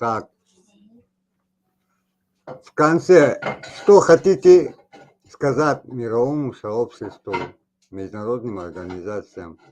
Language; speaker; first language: Russian; non-native, local second language; Tajik